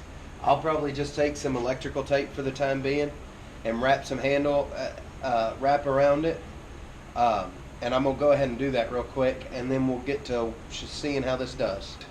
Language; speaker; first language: English; native; English